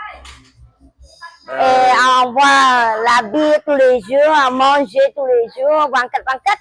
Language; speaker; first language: French; non-native, learner; Khmer